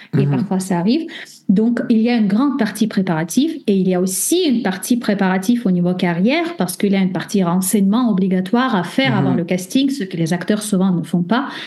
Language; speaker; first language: French; non-native, fluent; Russian